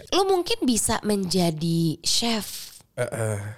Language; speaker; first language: Indonesian; native; Indonesian